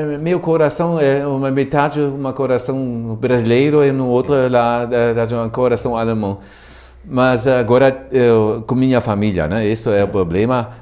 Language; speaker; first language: Portuguese; non-native, fluent; German